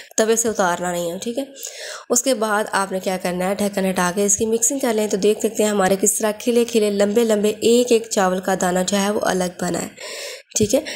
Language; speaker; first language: Urdu; native; Urdu